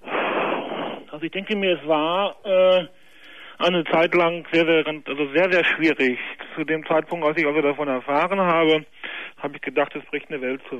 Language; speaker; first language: German; native; German